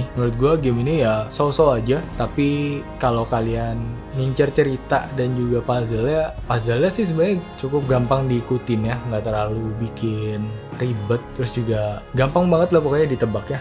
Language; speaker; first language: Indonesian; native; Indonesian